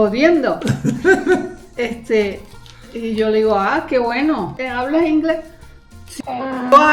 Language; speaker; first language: Spanish; native; Spanish